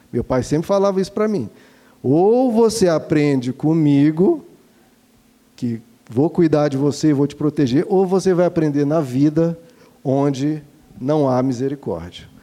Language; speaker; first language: Portuguese; native; Portuguese